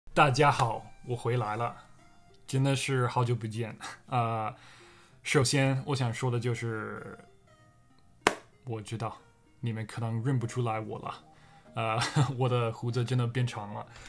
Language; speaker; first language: Chinese; non-native, fluent; English